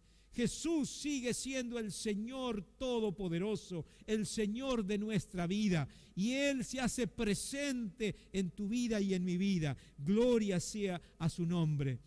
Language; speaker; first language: Spanish; native; Spanish